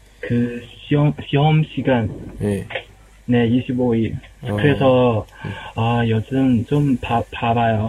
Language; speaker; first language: Korean; non-native, learner; Chinese